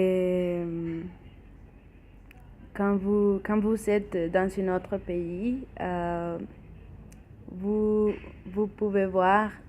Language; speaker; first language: French; non-native, learner; Spanish